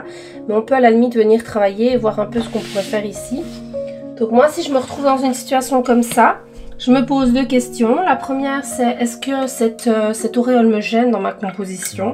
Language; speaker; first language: French; native; French